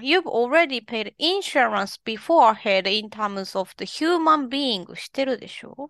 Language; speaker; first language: English; non-native, fluent; Japanese